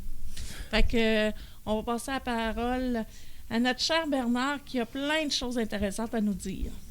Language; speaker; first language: French; native; French